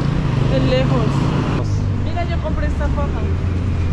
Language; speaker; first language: Spanish; native; Spanish